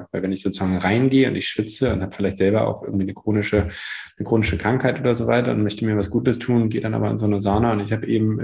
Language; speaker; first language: German; native; German